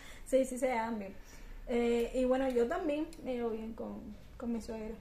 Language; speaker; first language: Spanish; native; Spanish